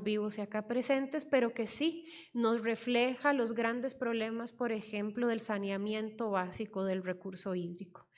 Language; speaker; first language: Spanish; native; Spanish